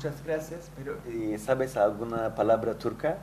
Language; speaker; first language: Spanish; non-native, fluent; Turkish